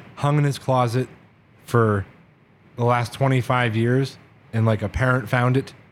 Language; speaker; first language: English; native; English